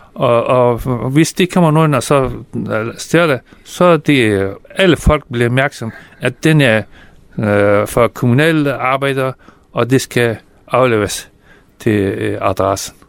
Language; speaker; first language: Danish; non-native, fluent; Persian